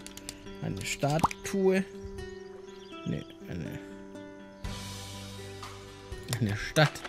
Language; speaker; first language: German; native; German